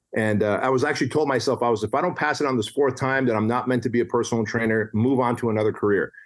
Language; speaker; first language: English; early bilingual, other home language; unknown